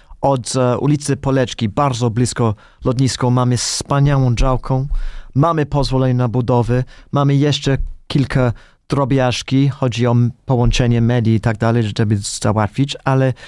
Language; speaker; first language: Polish; non-native, fluent; English